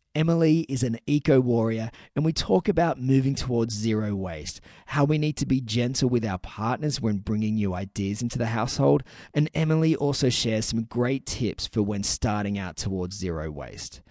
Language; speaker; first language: English; native; English